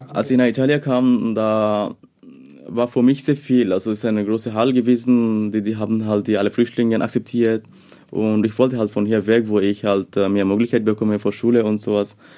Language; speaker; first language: German; non-native, fluent; Bangla